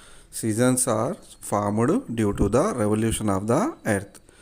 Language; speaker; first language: English; non-native, local second language; Telugu